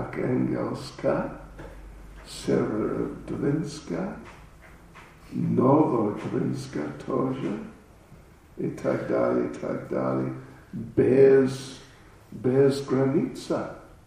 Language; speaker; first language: Russian; non-native, learner; English